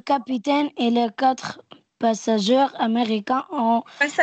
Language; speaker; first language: French; non-native, learner; Arabic